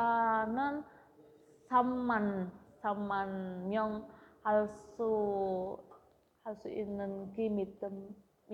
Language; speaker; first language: Korean; non-native, learner; Indonesian